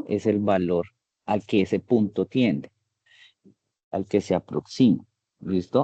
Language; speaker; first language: Spanish; native; Spanish